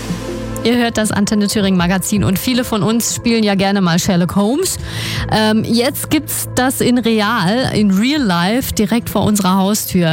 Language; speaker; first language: German; native; German